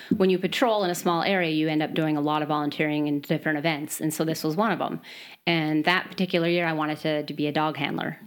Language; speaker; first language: English; native; English